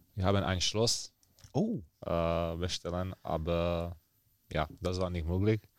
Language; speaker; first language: German; non-native, fluent; Czech